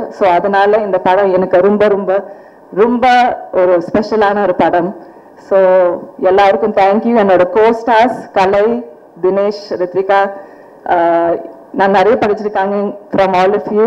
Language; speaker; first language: Tamil; non-native, fluent; Malayalam